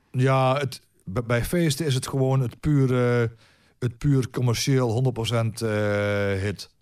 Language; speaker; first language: Dutch; native; Dutch